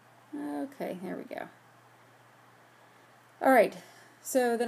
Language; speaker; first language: English; native; English